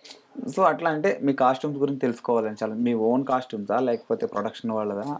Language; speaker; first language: Telugu; native; Telugu